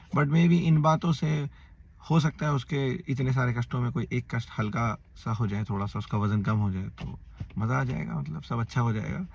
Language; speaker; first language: Hindi; native; Hindi